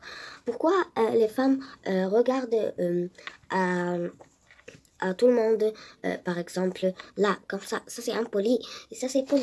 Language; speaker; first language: French; non-native, learner; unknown